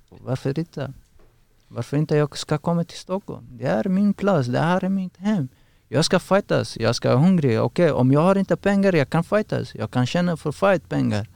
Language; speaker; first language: Swedish; non-native, learner; Persian